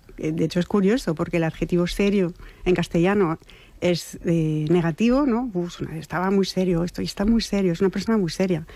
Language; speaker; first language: Spanish; non-native, fluent; French